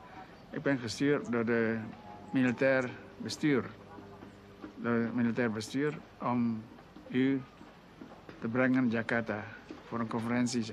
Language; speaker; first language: Dutch; non-native, local second language; Indonesian